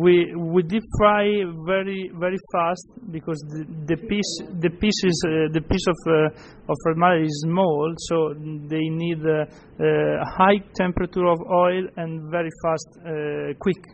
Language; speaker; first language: English; non-native, fluent; Italian